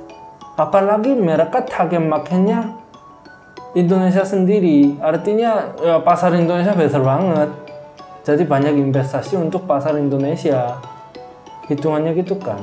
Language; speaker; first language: Indonesian; non-native, fluent; Korean